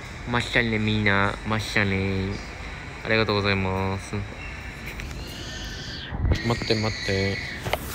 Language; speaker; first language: Japanese; non-native, learner; English